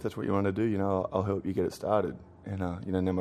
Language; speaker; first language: English; native; English